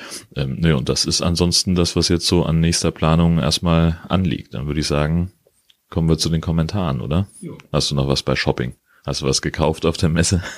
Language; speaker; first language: German; native; German